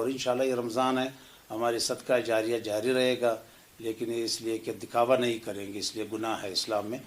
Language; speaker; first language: Urdu; non-native, local second language; Pashto